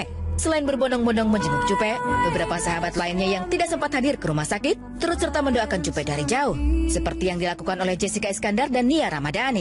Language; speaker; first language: Indonesian; native; Indonesian